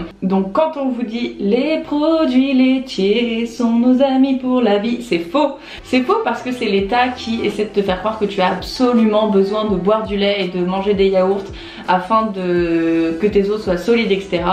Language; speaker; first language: French; native; French